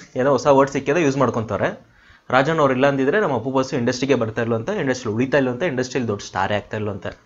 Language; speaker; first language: Kannada; non-native, local second language; Telugu